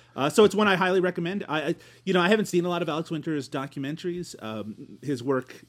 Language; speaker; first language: English; native; English